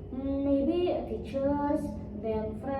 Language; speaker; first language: English; non-native, learner; Indonesian